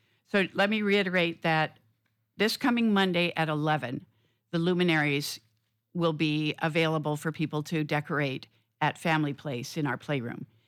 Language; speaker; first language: English; native; English